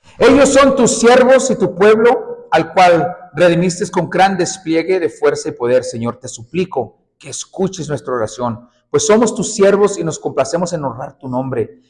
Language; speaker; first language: Spanish; early bilingual, heritage; Spanish